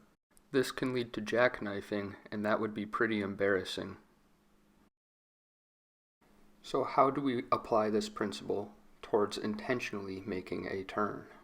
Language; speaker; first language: English; native; English